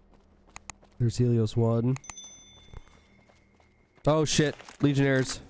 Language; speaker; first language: English; native; English